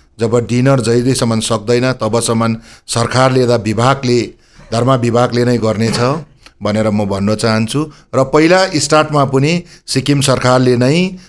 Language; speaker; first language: Nepali; native; Nepali